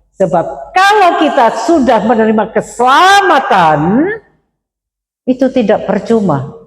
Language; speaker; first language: Indonesian; non-native, local second language; Madurese